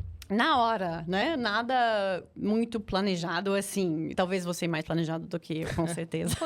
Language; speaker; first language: Portuguese; non-native, fluent; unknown